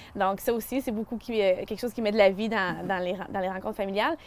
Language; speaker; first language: French; early bilingual, other home language; Spanish